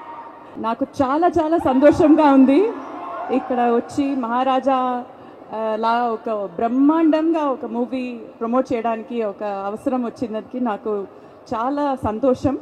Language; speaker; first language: Telugu; non-native, fluent; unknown